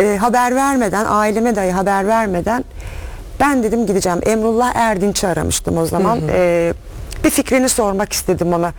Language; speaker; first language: Turkish; native; Turkish